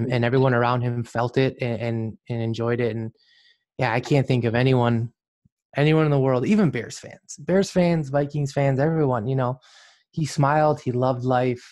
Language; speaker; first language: English; native; English